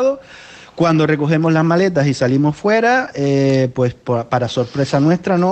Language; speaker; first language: Spanish; native; Spanish